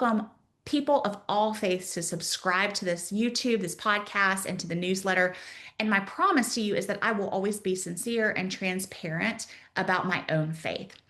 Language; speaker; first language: English; native; English